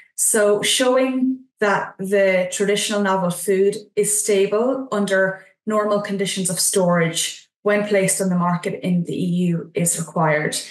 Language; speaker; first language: English; native; English